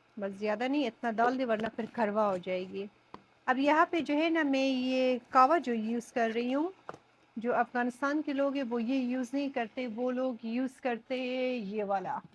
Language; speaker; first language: Urdu; non-native, fluent; Persian